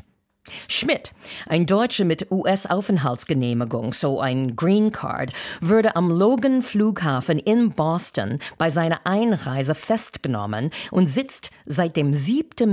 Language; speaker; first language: German; non-native, fluent; English